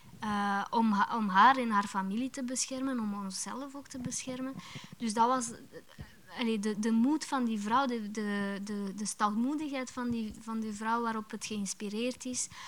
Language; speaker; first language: Dutch; early bilingual, other home language; Romanian